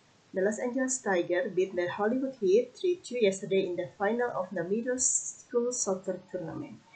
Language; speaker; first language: English; non-native, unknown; Indonesian